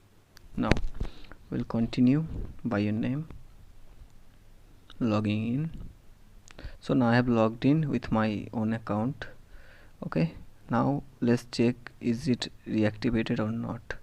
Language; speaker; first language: English; non-native, local second language; Hindi